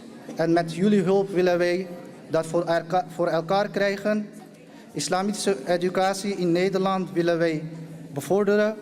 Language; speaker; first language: Dutch; early bilingual, other home language; Urdu